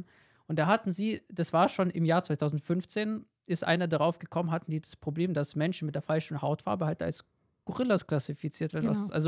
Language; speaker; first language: German; native; German